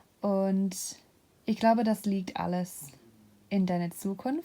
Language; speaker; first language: German; non-native, fluent; English